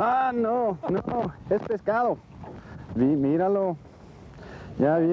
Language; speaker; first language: Spanish; non-native, learner; English